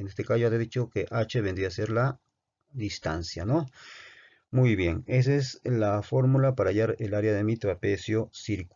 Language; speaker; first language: Spanish; native; Spanish